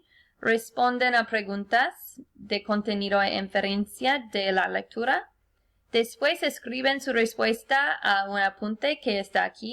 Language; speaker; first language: Spanish; non-native, fluent; English